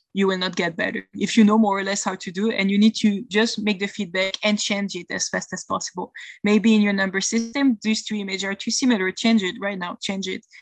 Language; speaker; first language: English; non-native, fluent; French